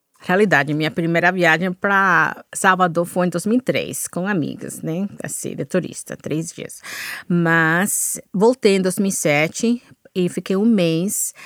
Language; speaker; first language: Portuguese; non-native, fluent; English